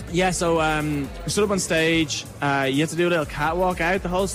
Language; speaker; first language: English; native; English